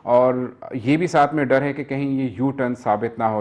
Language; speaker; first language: Urdu; non-native, local second language; Northern Hindko